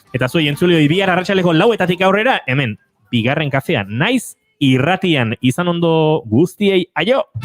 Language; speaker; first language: Basque; native; Basque